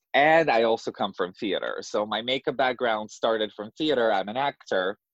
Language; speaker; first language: English; non-native, fluent; Russian